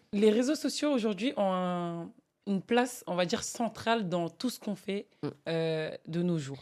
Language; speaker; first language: French; native; French